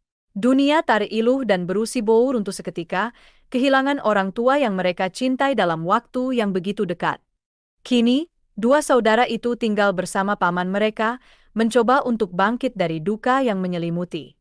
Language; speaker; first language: Indonesian; native; Indonesian